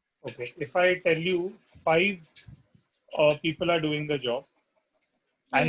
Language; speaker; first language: English; non-native, local second language; Hindi